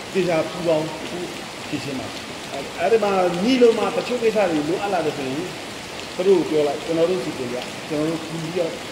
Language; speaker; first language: Burmese; non-native, local second language; Shwe Palaung